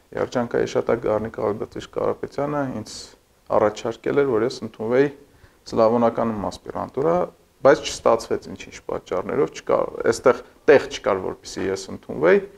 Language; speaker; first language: Armenian; native; Armenian